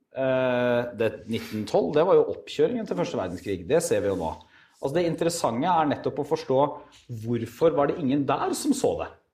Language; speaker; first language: Norwegian; native; Norwegian